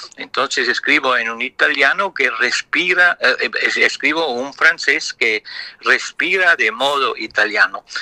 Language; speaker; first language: Spanish; non-native, fluent; Italian